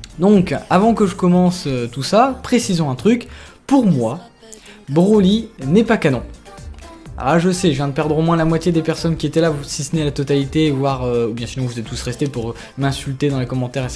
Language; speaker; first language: French; native; French